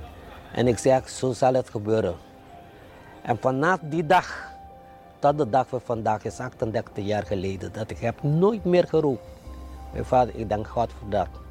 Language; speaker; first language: Dutch; non-native, fluent; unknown